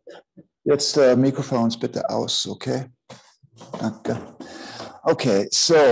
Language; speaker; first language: German; non-native, fluent; English